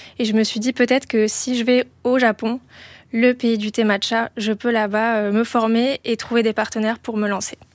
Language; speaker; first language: French; native; French